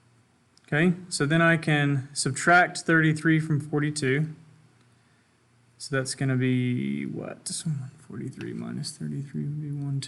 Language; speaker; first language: English; native; English